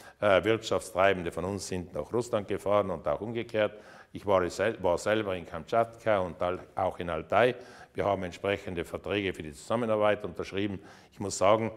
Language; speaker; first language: German; native; German